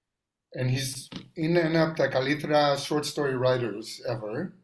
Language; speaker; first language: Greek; non-native, learner; English